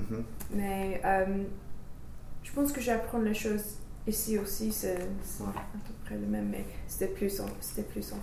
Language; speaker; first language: French; non-native, learner; English